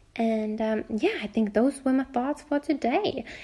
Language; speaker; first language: English; non-native, fluent; Finnish